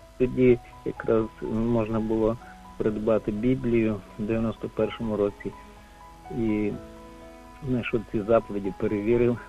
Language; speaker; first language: Ukrainian; native; Ukrainian